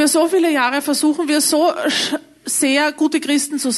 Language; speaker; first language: German; native; German